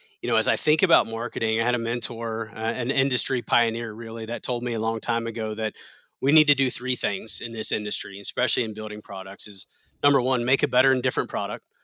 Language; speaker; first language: English; native; English